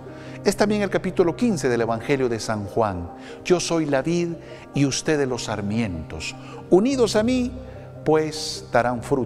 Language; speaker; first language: Spanish; native; Spanish